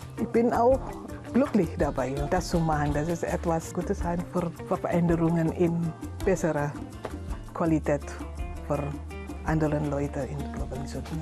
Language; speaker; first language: German; non-native, learner; Indonesian